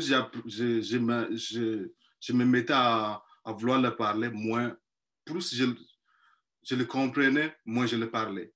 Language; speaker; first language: French; non-native, fluent; Igbo